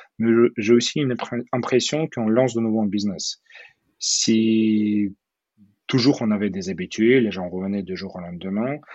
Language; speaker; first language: French; non-native, fluent; Russian